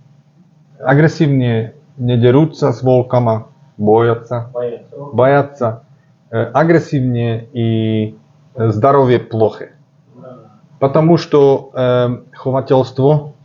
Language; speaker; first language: Russian; non-native, learner; Slovak